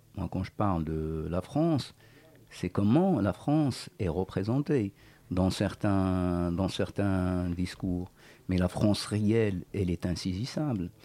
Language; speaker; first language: French; non-native, local second language; Berber languages